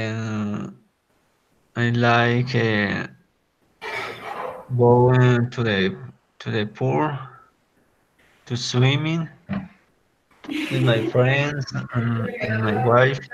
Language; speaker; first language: English; non-native, learner; Spanish